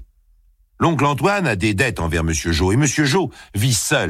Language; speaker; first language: French; native; French